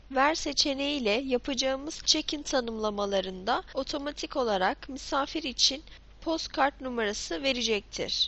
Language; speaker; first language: Turkish; native; Turkish